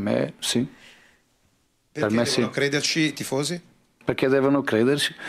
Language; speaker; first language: Italian; non-native, learner; Portuguese